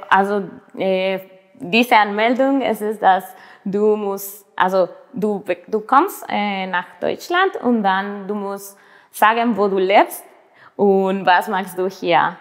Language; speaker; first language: German; non-native, learner; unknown